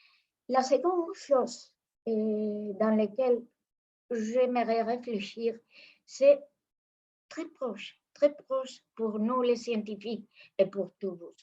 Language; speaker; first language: French; non-native, fluent; Spanish